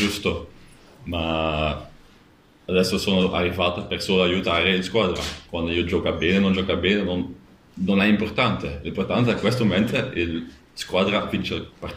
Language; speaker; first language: Italian; non-native, learner; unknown